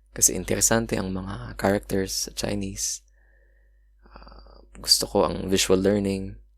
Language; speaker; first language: Filipino; native; Filipino